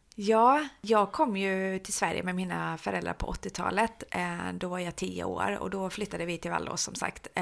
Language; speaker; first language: Swedish; early bilingual, other home language; Persian